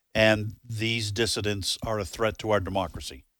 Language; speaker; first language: English; native; English